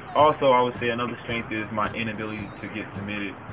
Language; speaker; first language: English; native; English